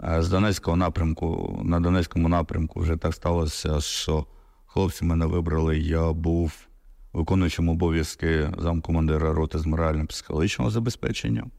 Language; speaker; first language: Ukrainian; non-native, local second language; Russian